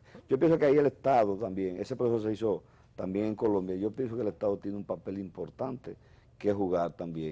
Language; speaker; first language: Spanish; native; Spanish